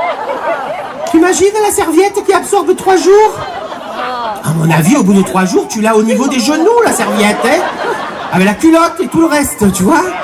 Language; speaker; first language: French; native; French